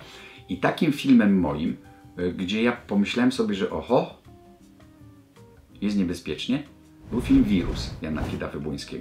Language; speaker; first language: Polish; native; Polish